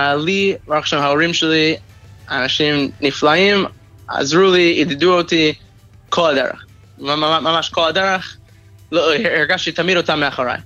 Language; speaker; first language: Hebrew; non-native, fluent; English